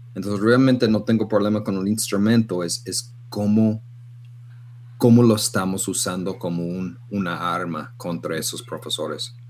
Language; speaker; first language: Spanish; non-native, fluent; English